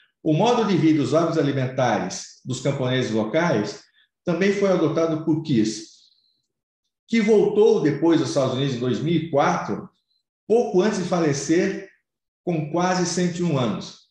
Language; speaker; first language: Portuguese; native; Portuguese